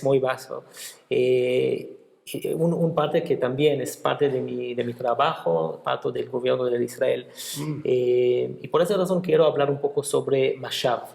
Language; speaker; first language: Spanish; non-native, fluent; Hebrew